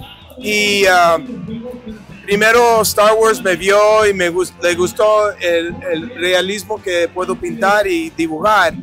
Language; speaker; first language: Spanish; non-native, fluent; English